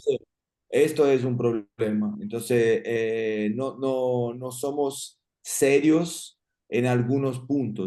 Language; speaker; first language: Spanish; non-native, fluent; Portuguese